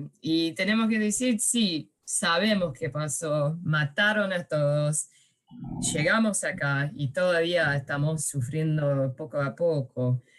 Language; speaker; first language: Spanish; early bilingual, heritage; Spanish